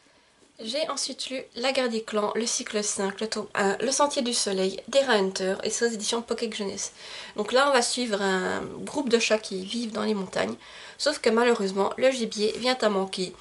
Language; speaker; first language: French; native; French